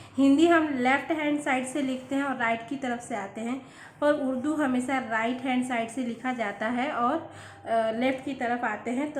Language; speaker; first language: Hindi; native; Hindi